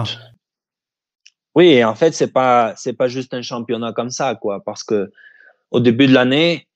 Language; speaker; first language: French; early bilingual, heritage; French